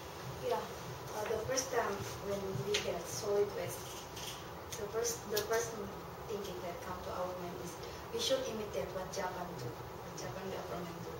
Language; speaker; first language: English; non-native, learner; Indonesian